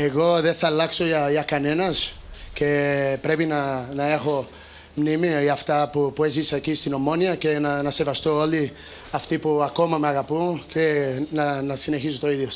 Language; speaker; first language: Greek; non-native, fluent; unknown